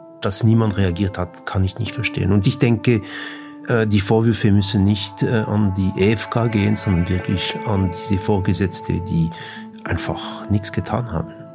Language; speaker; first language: German; non-native, local second language; French